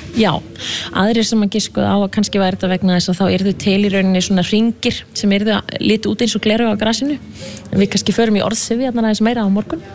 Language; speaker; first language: Icelandic; native; Icelandic